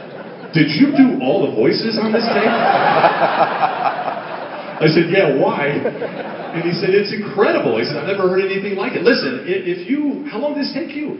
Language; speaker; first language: English; native; English